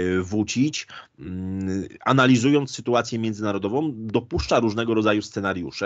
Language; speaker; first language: Polish; native; Polish